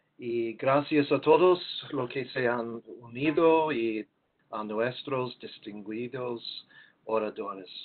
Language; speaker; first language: Spanish; non-native, learner; English